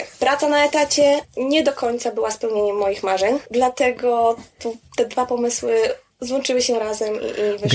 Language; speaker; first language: Polish; native; Polish